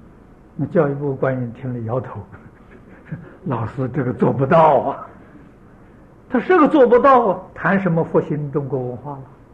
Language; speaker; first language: Chinese; native; Chinese